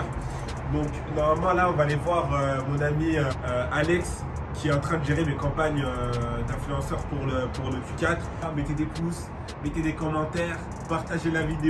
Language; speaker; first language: French; native; French